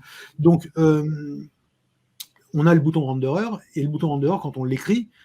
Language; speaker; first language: French; native; French